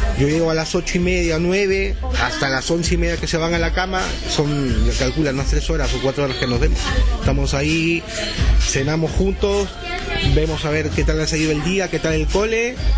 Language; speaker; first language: Spanish; native; Spanish